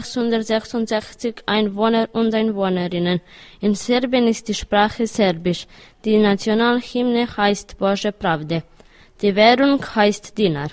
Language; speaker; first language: German; early bilingual, other home language; Serbian